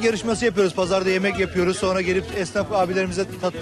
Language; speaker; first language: Turkish; native; Turkish